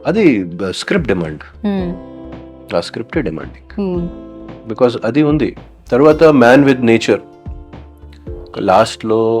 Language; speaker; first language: Telugu; non-native, fluent; Hindi